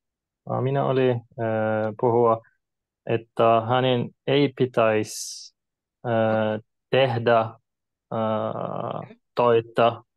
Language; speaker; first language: Finnish; non-native, learner; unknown